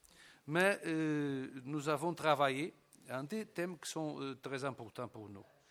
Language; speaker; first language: French; non-native, fluent; Portuguese